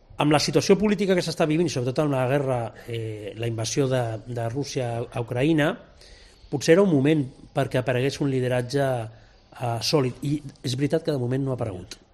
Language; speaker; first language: Catalan; non-native, local second language; Spanish